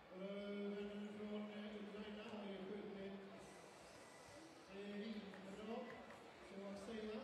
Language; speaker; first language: Swedish; native; Swedish